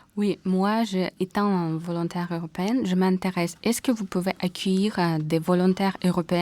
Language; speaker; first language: French; non-native, fluent; Russian